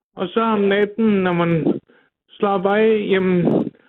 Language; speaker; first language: Danish; native; Danish